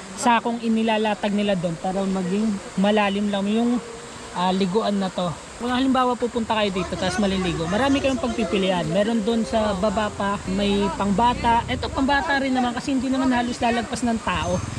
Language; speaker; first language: Filipino; native; Filipino